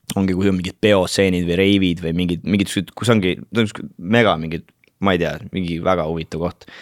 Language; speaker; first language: Estonian; native; Estonian